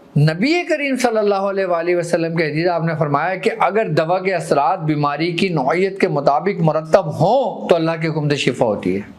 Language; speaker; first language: Urdu; native; Urdu